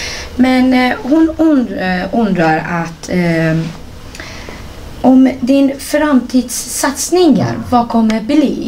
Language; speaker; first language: Swedish; non-native, fluent; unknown